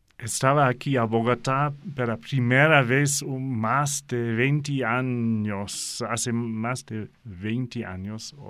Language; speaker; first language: Spanish; non-native, learner; English